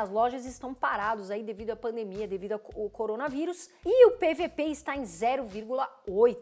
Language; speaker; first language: Portuguese; native; Portuguese